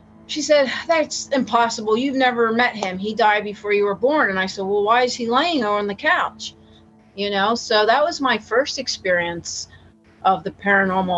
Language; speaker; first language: English; native; English